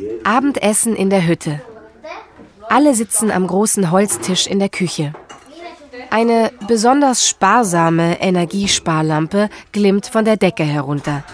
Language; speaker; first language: German; native; German